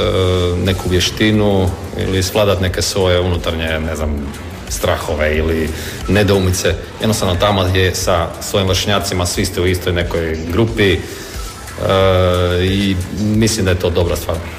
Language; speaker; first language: Serbian; native; Serbian